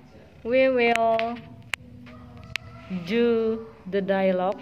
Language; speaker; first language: English; non-native, learner; Indonesian